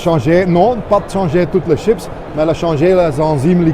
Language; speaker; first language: French; non-native, local second language; Dutch